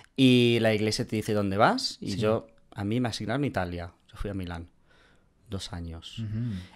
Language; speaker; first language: Spanish; non-native, fluent; English